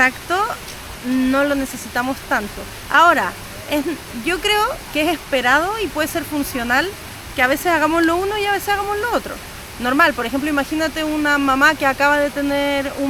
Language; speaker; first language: Spanish; native; Spanish